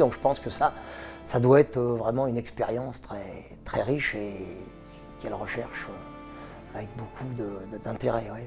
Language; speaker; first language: French; native; French